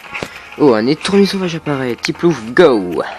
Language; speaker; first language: French; native; French